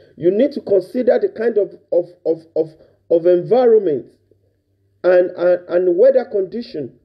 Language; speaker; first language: English; non-native, local second language; Yoruba